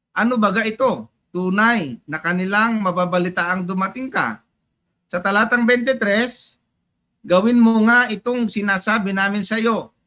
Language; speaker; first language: Filipino; native; Filipino